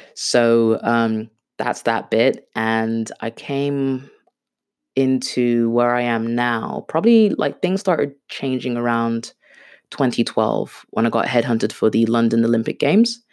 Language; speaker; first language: English; non-native, local second language; Swahili